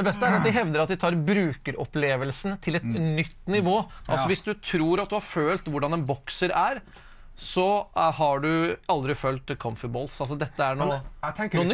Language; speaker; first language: Norwegian; native; Norwegian